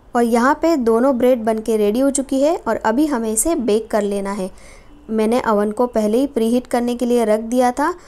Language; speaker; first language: Hindi; non-native, local second language; Marathi